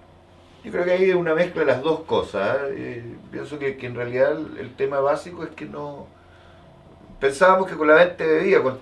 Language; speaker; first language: Spanish; native; Spanish